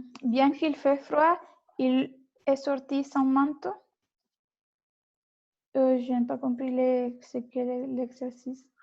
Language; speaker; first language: French; non-native, learner; Spanish